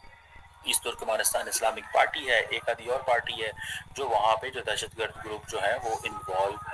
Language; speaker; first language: Hindi; native; Hindi